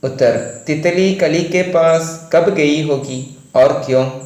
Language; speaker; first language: Hindi; non-native, local second language; Malayalam